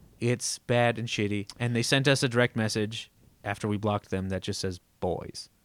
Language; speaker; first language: English; native; English